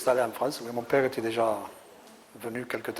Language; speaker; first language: French; early bilingual, other home language; Catalan